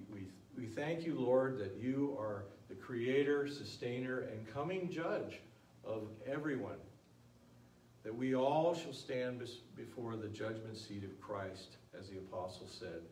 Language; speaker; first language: English; native; English